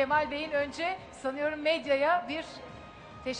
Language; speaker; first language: Turkish; native; Turkish